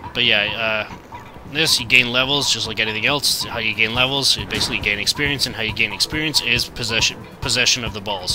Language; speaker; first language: English; native; English